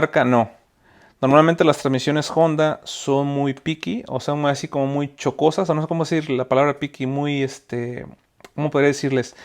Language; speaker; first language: Spanish; native; Spanish